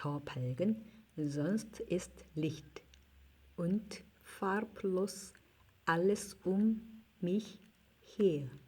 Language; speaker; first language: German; non-native, fluent; Korean